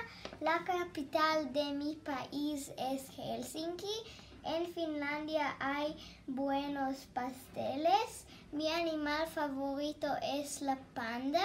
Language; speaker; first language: Spanish; non-native, learner; Finnish